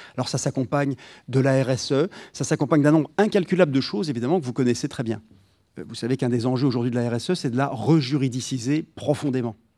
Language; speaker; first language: French; native; French